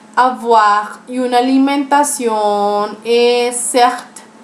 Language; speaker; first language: French; non-native, learner; Spanish